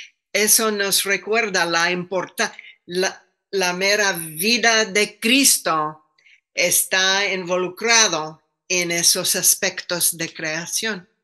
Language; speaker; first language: Spanish; non-native, fluent; English